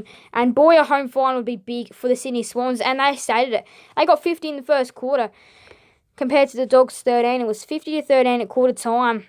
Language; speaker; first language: English; native; English